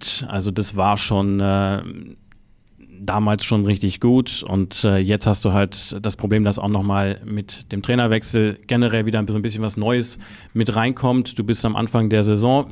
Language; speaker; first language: German; native; German